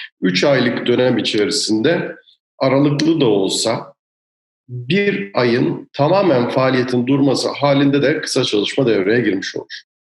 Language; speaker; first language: Turkish; native; Turkish